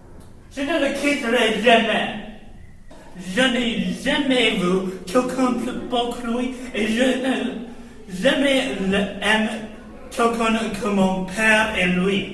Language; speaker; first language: French; non-native, learner; English